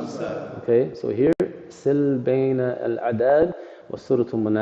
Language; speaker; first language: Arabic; non-native, fluent; English